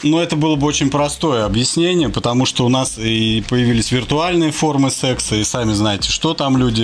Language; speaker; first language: Russian; native; Russian